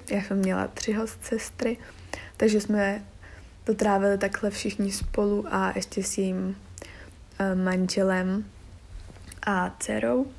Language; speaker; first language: Czech; native; Czech